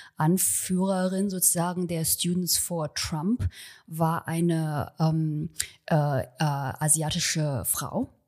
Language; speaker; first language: German; early bilingual, other home language; Chinese